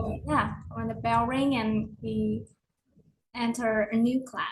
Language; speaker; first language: English; non-native, learner; Vietnamese